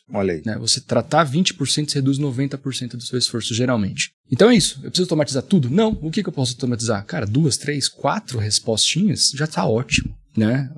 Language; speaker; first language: Portuguese; native; Portuguese